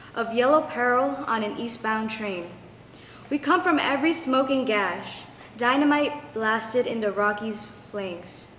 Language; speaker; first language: English; early bilingual, other home language; Vietnamese